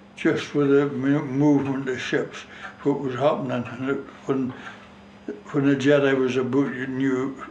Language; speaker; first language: English; native; English